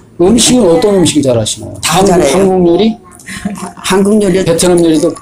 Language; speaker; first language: Korean; native; Korean